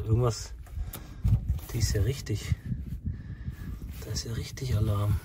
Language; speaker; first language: German; native; German